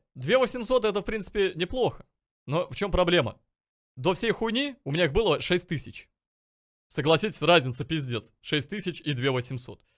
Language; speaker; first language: Russian; native; Russian